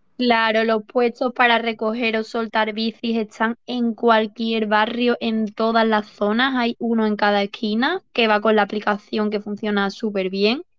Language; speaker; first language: Spanish; native; Spanish